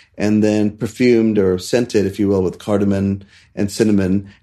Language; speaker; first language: English; non-native, local second language; Hindi